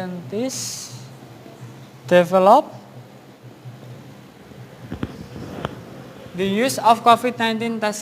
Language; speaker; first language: English; non-native, fluent; Indonesian